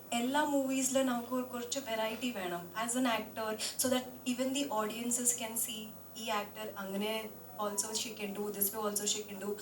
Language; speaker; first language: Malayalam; non-native, local second language; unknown